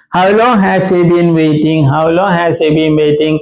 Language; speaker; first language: English; non-native, local second language; Malayalam